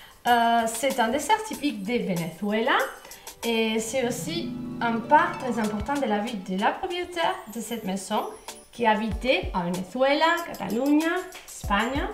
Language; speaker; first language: French; non-native, fluent; Spanish